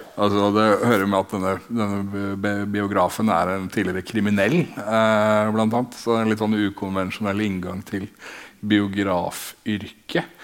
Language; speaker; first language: Norwegian; native; Norwegian